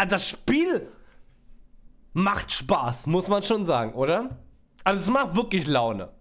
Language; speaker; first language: German; native; German